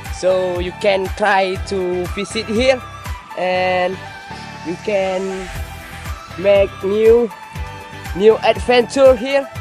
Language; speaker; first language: English; non-native, learner; Indonesian